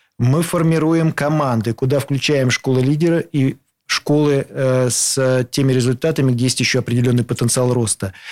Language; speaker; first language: Russian; native; Russian